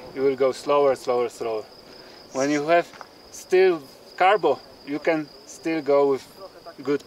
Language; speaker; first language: English; non-native, learner; Polish